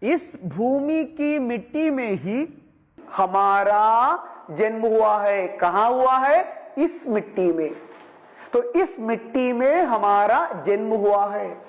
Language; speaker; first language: Hindi; non-native, local second language; Malayalam